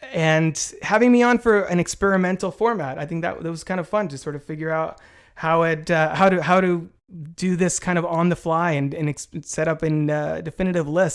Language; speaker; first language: English; native; English